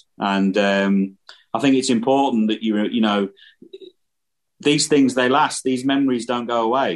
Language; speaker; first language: English; native; English